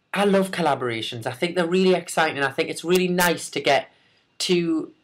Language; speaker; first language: English; native; English